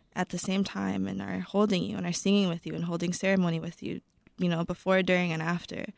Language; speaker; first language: English; native; English